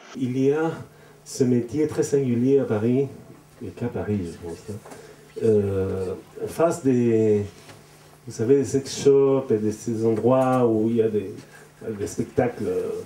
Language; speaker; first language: French; non-native, fluent; Spanish